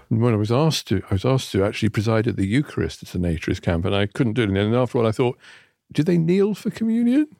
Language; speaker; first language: English; native; English